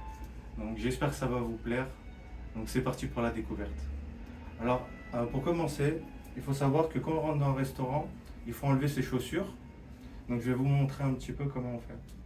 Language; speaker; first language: French; native; French